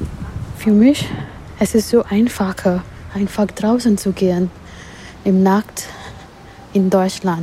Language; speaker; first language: German; non-native, learner; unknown